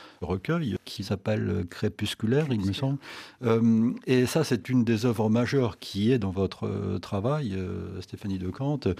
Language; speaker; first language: French; native; French